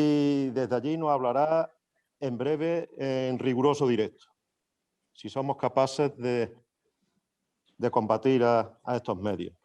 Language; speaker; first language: Spanish; native; Spanish